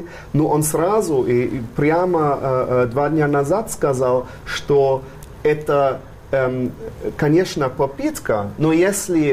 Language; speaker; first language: Russian; non-native, fluent; German